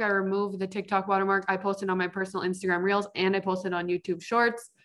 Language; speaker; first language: English; native; English